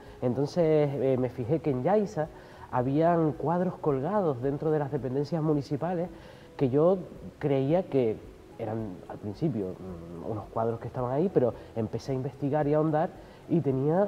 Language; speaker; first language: Spanish; native; Spanish